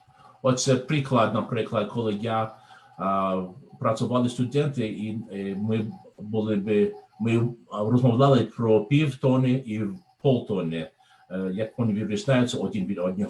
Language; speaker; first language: Ukrainian; non-native, learner; English